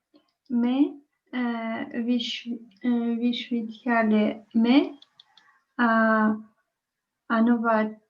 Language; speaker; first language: Hindi; non-native, learner; Russian